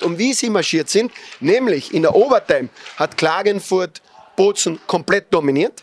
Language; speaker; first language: German; native; German